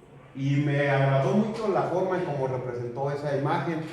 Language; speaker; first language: Spanish; native; Spanish